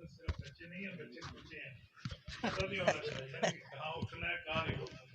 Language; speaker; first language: Urdu; non-native, local second language; Punjabi